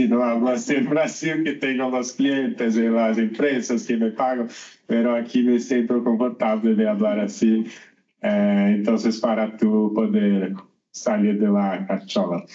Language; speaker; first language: Spanish; non-native, learner; Portuguese